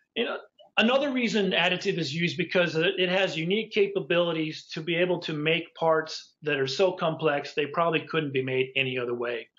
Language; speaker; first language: English; native; English